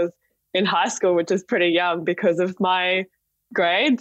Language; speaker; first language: English; native; English